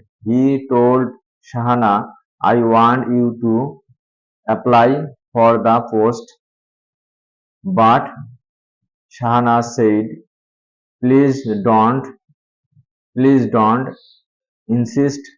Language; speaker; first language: English; non-native, local second language; Bangla